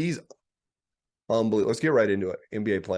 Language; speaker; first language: English; native; English